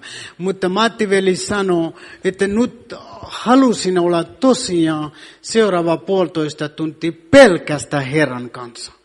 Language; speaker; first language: Finnish; non-native, fluent; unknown